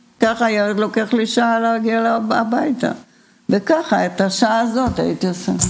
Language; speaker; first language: Hebrew; early bilingual, other home language; Bulgarian